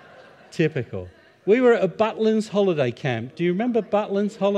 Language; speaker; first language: English; native; English